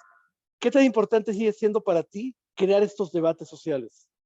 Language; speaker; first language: Spanish; native; Spanish